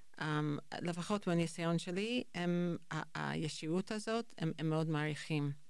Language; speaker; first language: Hebrew; non-native, fluent; English